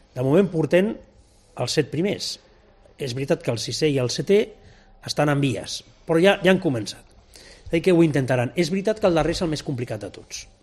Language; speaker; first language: Catalan; non-native, local second language; Spanish